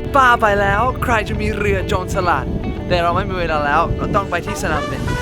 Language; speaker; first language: Thai; non-native, fluent; English